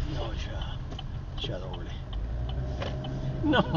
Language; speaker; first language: Spanish; native; Spanish